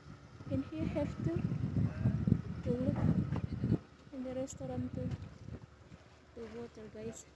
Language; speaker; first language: English; non-native, learner; Indonesian